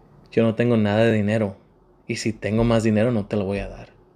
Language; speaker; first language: Spanish; early bilingual, heritage; Spanish